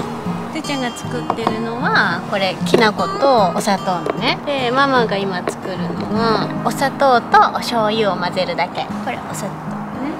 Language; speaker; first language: Japanese; native; Japanese